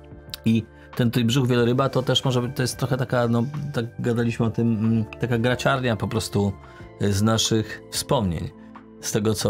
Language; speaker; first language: Polish; native; Polish